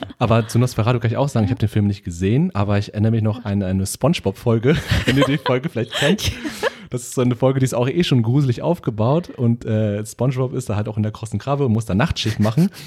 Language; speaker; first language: German; early bilingual, other home language; Vietnamese